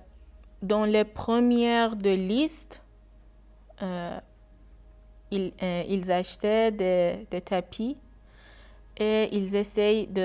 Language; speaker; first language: French; non-native, learner; Persian